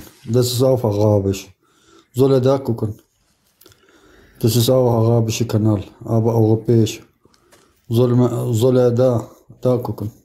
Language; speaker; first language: German; non-native, fluent; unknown